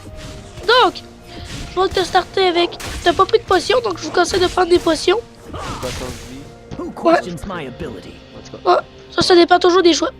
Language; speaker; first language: French; native; French